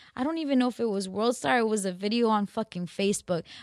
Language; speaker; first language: English; native; English